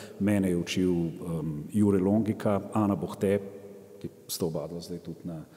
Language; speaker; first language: Slovenian; native; Slovenian